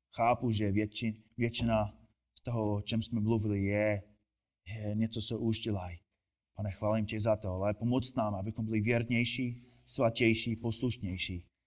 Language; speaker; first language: Czech; non-native, fluent; English